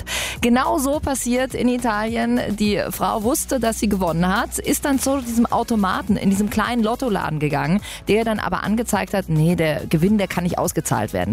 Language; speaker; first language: German; native; German